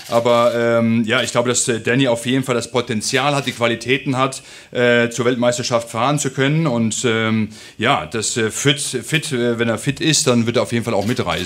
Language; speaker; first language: German; native; German